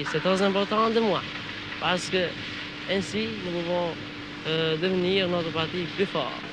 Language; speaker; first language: French; non-native, learner; Albanian